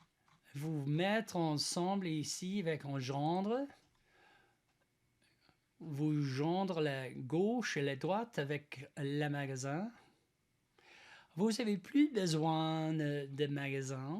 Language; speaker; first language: French; non-native, learner; English